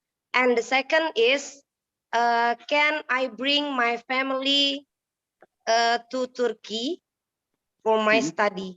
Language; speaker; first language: English; non-native, learner; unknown